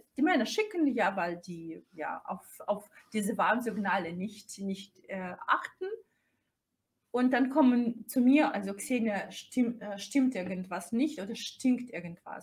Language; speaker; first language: German; non-native, fluent; Russian